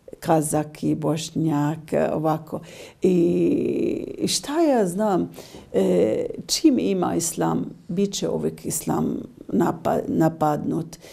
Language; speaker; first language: Serbian; non-native, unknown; Arabic